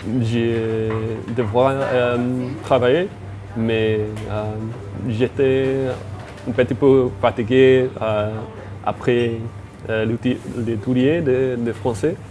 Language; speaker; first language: French; non-native, learner; English